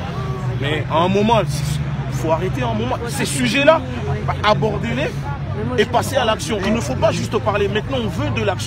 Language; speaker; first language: French; native; French